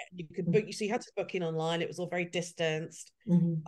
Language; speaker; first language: English; native; English